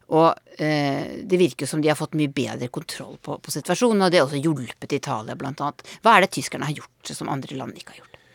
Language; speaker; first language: Norwegian; native; Norwegian